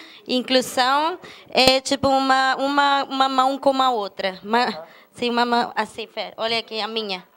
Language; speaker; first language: Portuguese; non-native, fluent; German